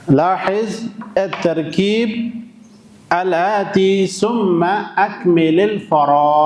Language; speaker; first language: Arabic; non-native, local second language; Urdu